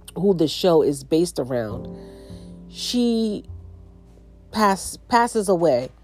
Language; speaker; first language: English; native; English